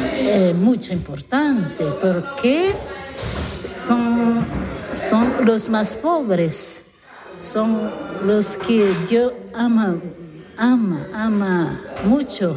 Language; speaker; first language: Spanish; non-native, learner; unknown